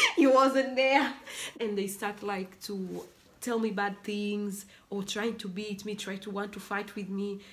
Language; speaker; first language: English; non-native, local second language; Swahili